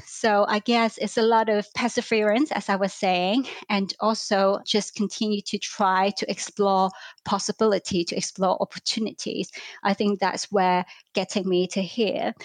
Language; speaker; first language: English; non-native, local second language; Cantonese